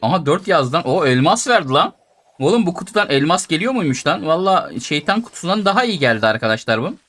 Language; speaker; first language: Turkish; native; Turkish